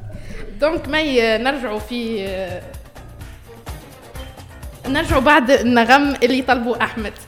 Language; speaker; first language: Arabic; native; Arabic